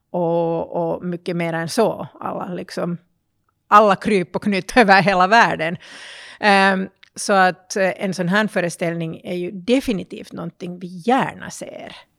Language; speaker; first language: Swedish; native; Swedish